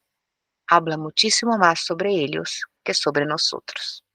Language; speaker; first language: Spanish; non-native, fluent; Portuguese